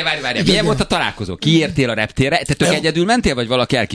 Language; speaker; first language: Hungarian; native; Hungarian